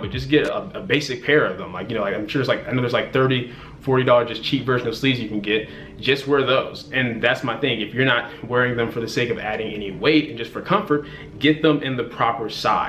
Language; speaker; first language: English; native; English